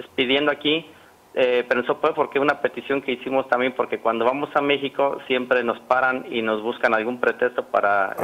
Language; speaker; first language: Spanish; native; Spanish